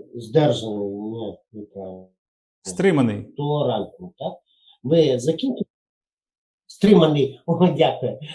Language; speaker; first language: Ukrainian; non-native, local second language; Yiddish